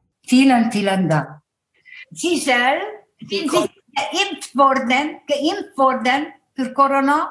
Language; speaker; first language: German; non-native, fluent; Hungarian